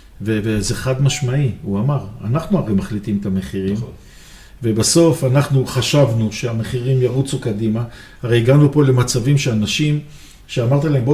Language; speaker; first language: Hebrew; native; Hebrew